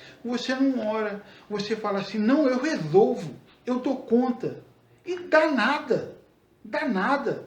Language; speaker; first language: Portuguese; native; Portuguese